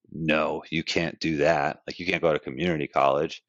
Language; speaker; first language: English; native; English